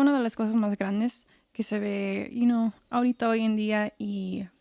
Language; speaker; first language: Spanish; early bilingual, heritage; Spanish